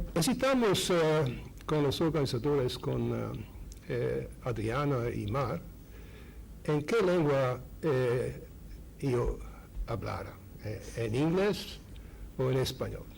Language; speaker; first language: Spanish; non-native, fluent; Hungarian